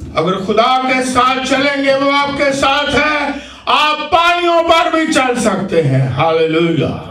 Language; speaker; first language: Urdu; non-native, local second language; Punjabi